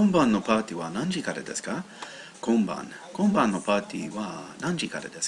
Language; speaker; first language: Japanese; non-native, learner; English